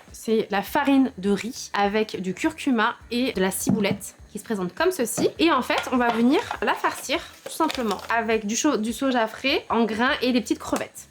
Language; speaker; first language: French; native; French